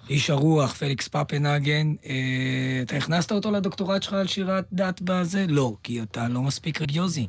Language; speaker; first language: Hebrew; native; Hebrew